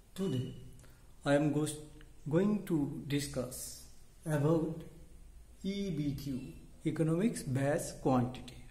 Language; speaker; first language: English; non-native, local second language; Bangla